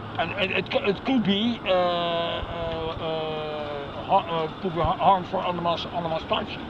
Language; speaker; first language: English; non-native, learner; Dutch